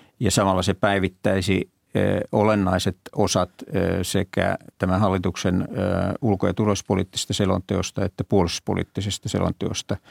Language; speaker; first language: Finnish; native; Finnish